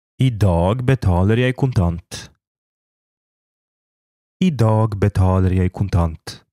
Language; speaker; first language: Norwegian; non-native, fluent; Polish